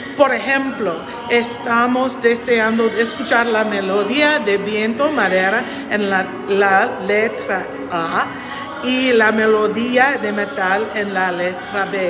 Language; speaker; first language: Spanish; non-native, learner; English